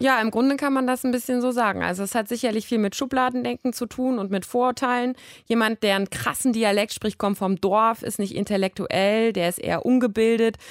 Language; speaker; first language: German; native; German